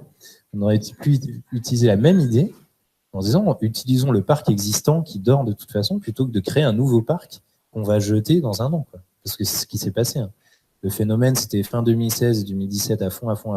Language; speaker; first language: French; native; French